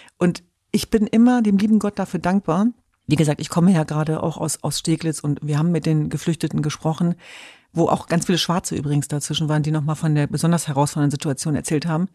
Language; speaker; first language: German; early bilingual, other home language; Kurdish